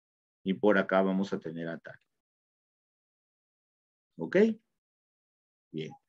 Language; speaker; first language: Spanish; native; Spanish